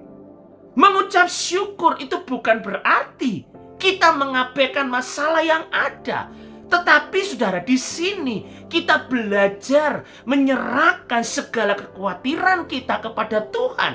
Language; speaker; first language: Indonesian; native; Indonesian